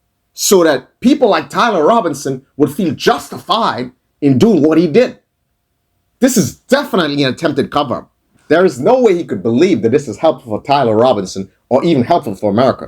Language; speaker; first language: English; native; English